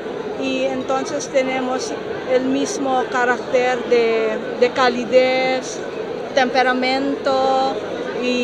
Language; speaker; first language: Spanish; non-native, fluent; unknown